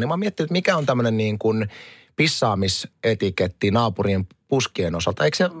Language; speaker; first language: Finnish; native; Finnish